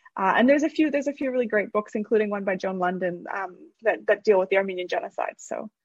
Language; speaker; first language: English; native; English